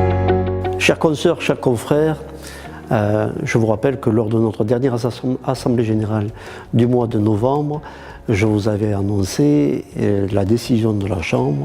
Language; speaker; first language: French; native; French